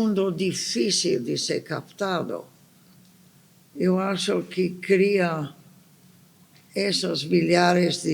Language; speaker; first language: Portuguese; non-native, fluent; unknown